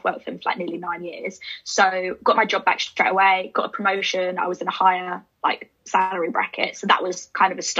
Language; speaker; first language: English; native; English